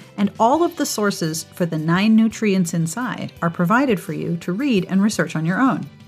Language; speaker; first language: English; native; English